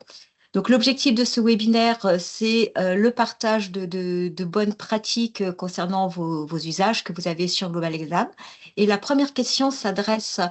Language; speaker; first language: French; native; French